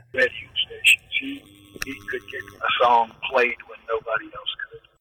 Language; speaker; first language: English; native; English